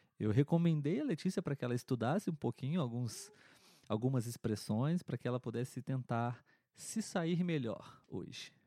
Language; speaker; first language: Portuguese; native; Portuguese